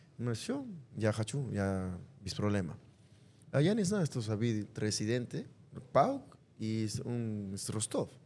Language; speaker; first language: Russian; non-native, learner; Spanish